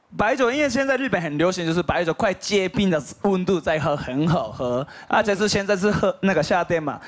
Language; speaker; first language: Chinese; non-native, fluent; Japanese